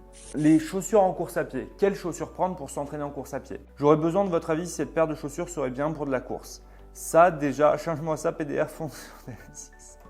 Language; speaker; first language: French; native; French